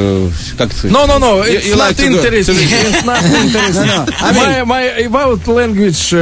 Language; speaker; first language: English; non-native, learner; Russian